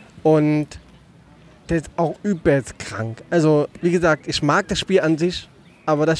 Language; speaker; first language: German; native; German